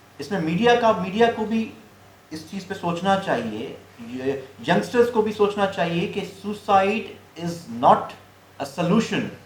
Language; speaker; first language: Urdu; non-native, local second language; Sindhi